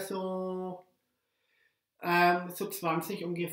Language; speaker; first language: German; early bilingual, other home language; English